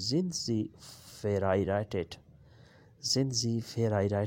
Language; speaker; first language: German; non-native, learner; Urdu